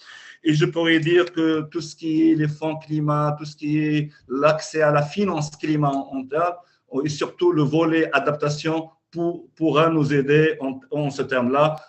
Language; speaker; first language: French; non-native, local second language; Arabic